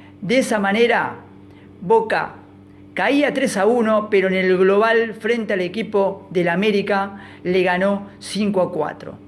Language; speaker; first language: Spanish; native; Spanish